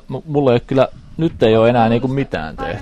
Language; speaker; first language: Finnish; native; Finnish